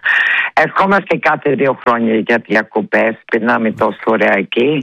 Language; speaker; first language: Greek; early bilingual, heritage; Greek